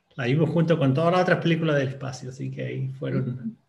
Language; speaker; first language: Spanish; native; Spanish